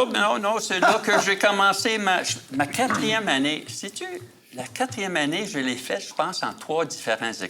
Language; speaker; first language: French; native; French